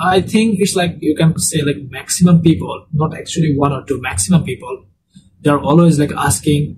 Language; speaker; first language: English; non-native, local second language; Bangla